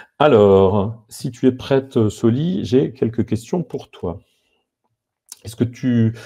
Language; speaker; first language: French; native; French